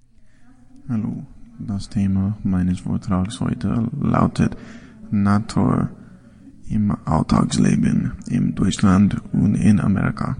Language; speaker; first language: German; non-native, learner; English